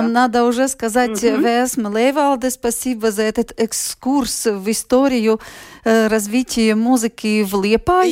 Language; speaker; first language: Russian; native; Russian